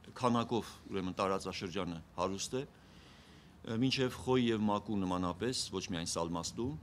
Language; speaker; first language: Armenian; native; Armenian